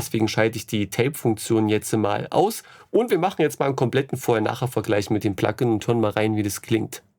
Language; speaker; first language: German; native; German